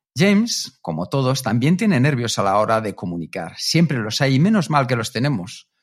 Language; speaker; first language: Spanish; native; Spanish